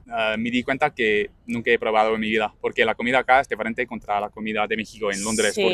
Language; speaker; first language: Spanish; non-native, learner; English